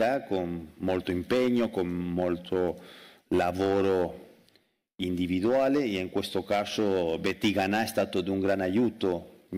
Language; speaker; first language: Italian; non-native, fluent; Spanish